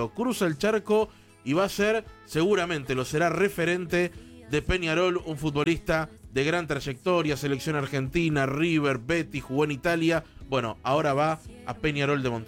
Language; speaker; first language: Spanish; native; Spanish